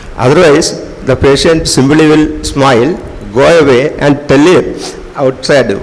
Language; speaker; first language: English; non-native, local second language; Malayalam